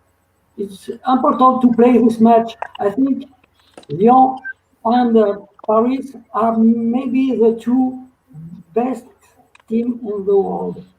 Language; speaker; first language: English; non-native, learner; French